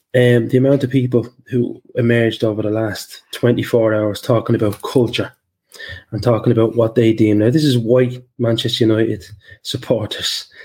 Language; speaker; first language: English; native; English